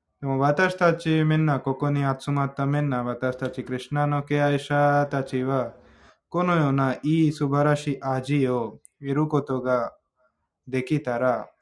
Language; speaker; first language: Japanese; non-native, fluent; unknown